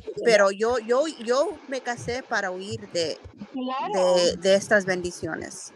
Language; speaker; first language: Spanish; early bilingual, heritage; Spanish